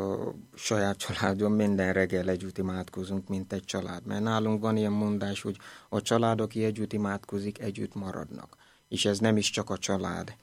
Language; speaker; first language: Hungarian; non-native, fluent; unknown